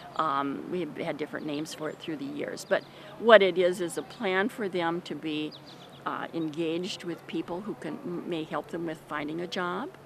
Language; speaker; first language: English; native; English